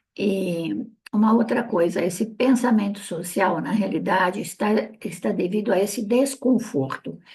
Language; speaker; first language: Portuguese; early bilingual, other home language; Italian